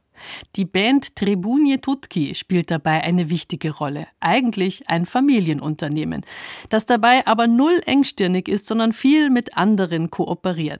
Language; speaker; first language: German; native; German